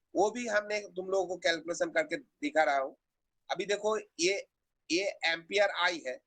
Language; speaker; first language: Hindi; non-native, local second language; Bangla